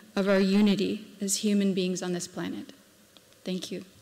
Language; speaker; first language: English; native; English